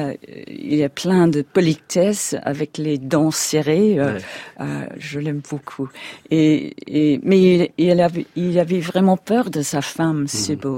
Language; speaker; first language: French; non-native, fluent; English